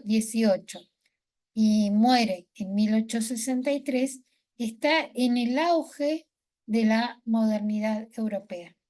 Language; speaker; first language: Spanish; native; Spanish